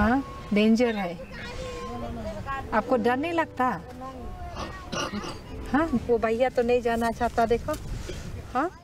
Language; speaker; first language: Hindi; non-native, local second language; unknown